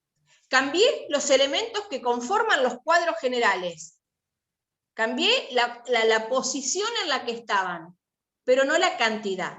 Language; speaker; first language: Spanish; native; Spanish